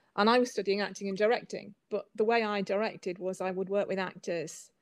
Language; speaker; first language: English; native; English